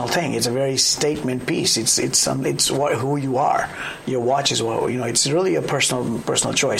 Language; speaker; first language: English; non-native, local second language; Gujarati